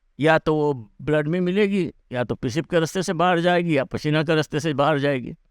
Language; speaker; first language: Hindi; native; Hindi